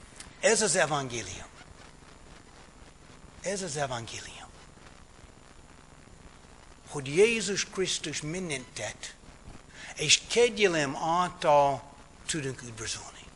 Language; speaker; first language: Hungarian; non-native, fluent; English